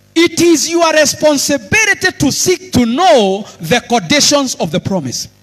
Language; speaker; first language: English; non-native, local second language; Swahili